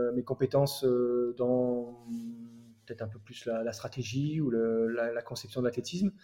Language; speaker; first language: French; native; French